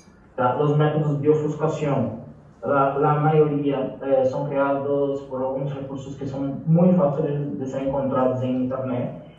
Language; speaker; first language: Spanish; non-native, fluent; Portuguese